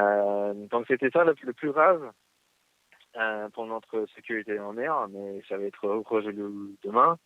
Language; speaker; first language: French; non-native, fluent; English